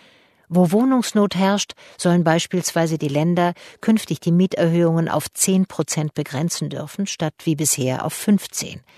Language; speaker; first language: German; native; German